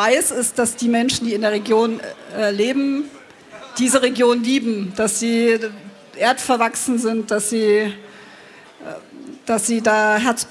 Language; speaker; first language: German; native; German